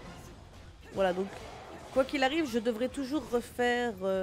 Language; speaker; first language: French; native; French